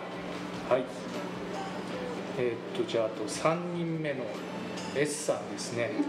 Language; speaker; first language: Japanese; native; Japanese